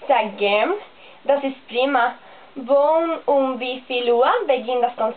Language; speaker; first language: German; non-native, learner; Spanish